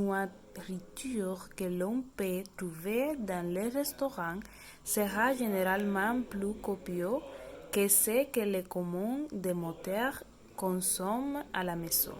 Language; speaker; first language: French; non-native, learner; Spanish